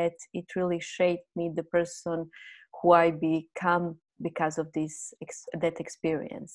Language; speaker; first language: English; non-native, fluent; Croatian